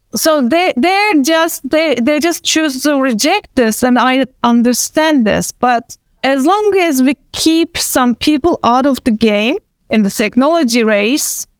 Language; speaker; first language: English; non-native, fluent; Turkish